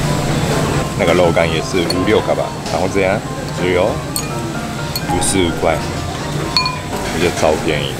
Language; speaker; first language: Chinese; non-native, fluent; Japanese